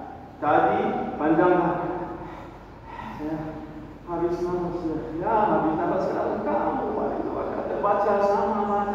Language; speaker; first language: Indonesian; non-native, learner; Arabic